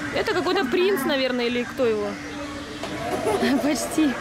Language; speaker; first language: Russian; native; Russian